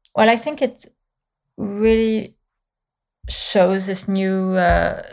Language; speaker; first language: English; non-native, fluent; French